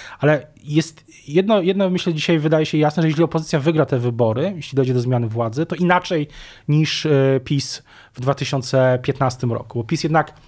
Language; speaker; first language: Polish; native; Polish